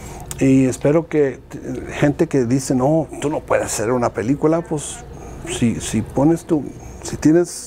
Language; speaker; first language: Spanish; early bilingual, heritage; Spanish